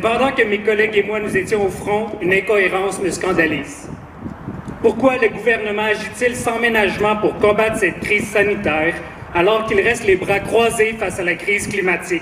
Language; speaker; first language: French; native; French